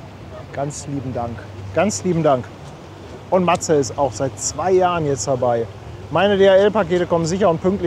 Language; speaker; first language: German; native; German